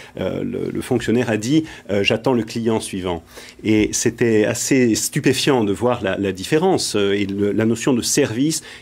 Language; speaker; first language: French; native; French